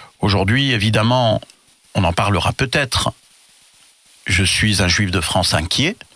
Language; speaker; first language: French; native; French